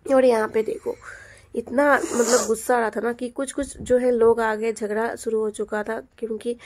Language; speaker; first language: Hindi; non-native, local second language; Bangla